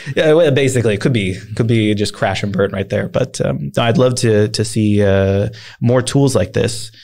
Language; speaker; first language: English; early bilingual, other home language; Swedish